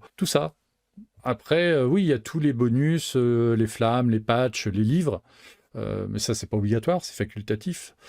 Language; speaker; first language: French; native; French